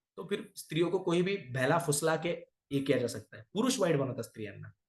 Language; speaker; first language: Hindi; non-native, local second language; Marathi